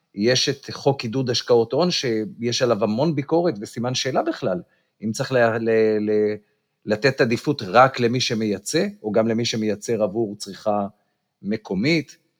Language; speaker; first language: Hebrew; native; Hebrew